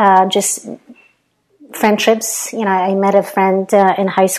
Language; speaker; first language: English; non-native, fluent; Polish